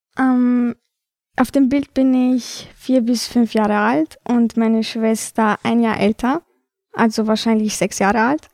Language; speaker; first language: German; early bilingual, other home language; Albanian